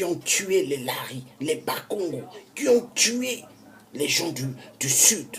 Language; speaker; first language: French; non-native, local second language; Kongo